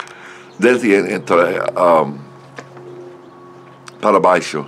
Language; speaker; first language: Portuguese; non-native, learner; English